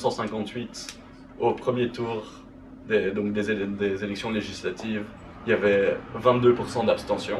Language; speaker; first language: French; native; French